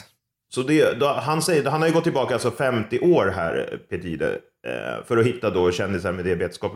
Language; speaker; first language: Swedish; native; Swedish